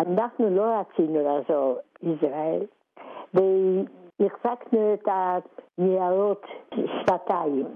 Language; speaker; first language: Hebrew; non-native, fluent; Polish